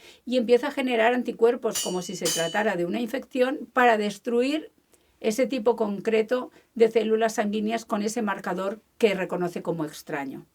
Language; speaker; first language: Spanish; native; Spanish